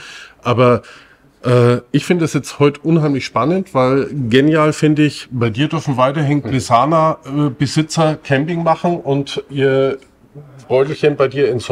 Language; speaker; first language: German; native; German